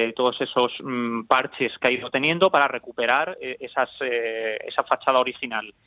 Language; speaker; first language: Spanish; native; Spanish